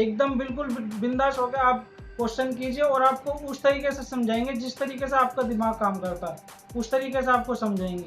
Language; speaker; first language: Hindi; native; Hindi